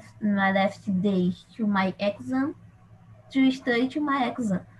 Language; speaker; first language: English; non-native, learner; Portuguese